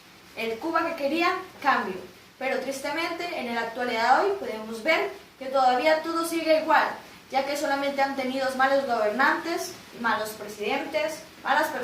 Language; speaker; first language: Spanish; native; Spanish